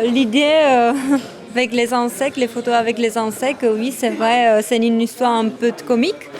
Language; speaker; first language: French; non-native, fluent; Czech